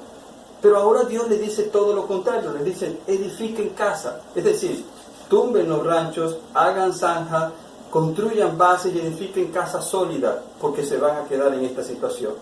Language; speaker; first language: Spanish; native; Spanish